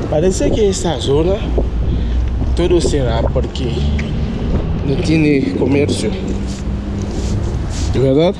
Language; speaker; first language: Spanish; non-native, learner; Haitian Creole